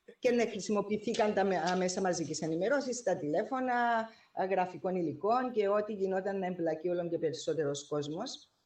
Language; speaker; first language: Greek; native; Greek